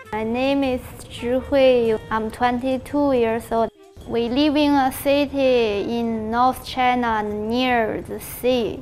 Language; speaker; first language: English; non-native, learner; Chinese